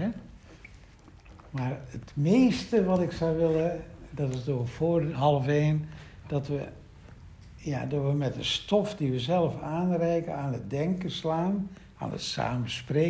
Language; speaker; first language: Dutch; native; Dutch